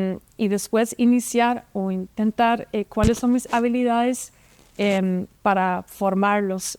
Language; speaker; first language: Spanish; non-native, fluent; German